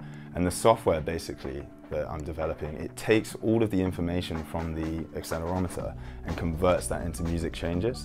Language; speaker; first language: English; native; English